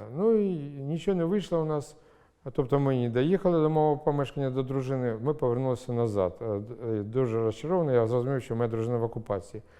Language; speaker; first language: Ukrainian; non-native, local second language; Russian